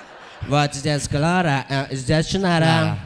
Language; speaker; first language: Russian; non-native, local second language; Kyrgyz